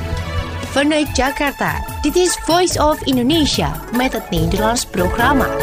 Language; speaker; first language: Dutch; non-native, fluent; Indonesian